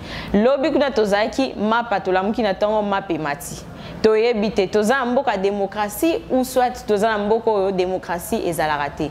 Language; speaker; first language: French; non-native, local second language; Lingala